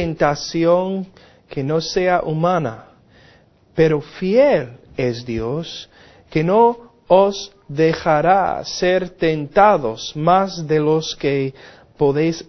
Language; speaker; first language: Spanish; non-native, fluent; English